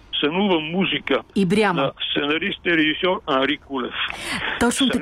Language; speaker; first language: Bulgarian; native; Bulgarian